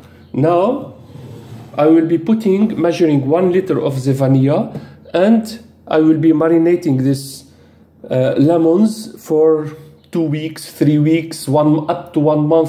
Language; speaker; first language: English; non-native, fluent; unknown